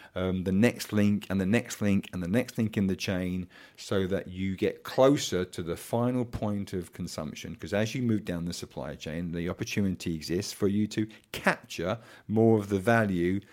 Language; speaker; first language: English; native; English